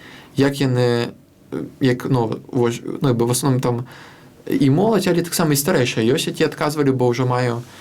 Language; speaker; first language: Belarusian; non-native, local second language; Russian